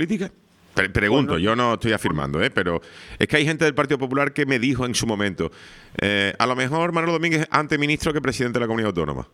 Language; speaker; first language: Spanish; native; Spanish